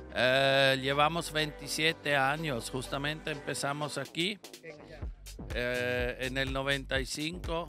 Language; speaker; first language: Spanish; non-native, fluent; German